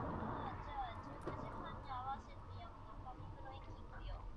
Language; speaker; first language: Japanese; native; Japanese